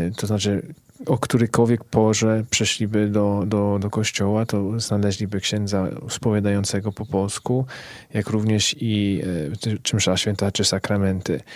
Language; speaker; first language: Polish; early bilingual, heritage; Polish